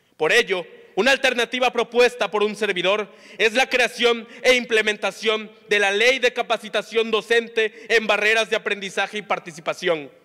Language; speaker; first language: Spanish; native; Spanish